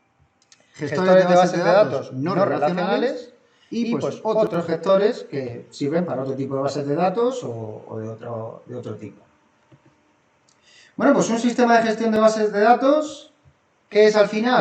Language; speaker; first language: Spanish; native; Spanish